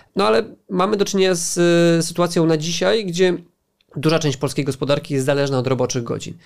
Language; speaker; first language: Polish; native; Polish